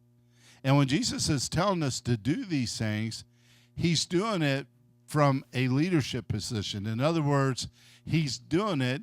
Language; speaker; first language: English; native; English